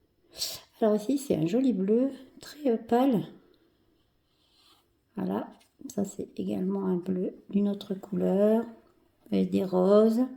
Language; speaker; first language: French; native; French